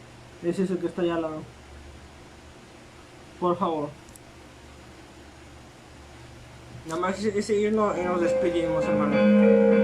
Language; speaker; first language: Spanish; native; Spanish